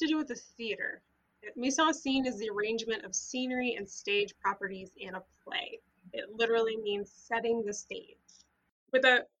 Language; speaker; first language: English; native; English